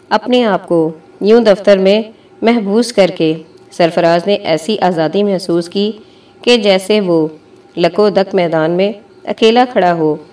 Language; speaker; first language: Urdu; native; Urdu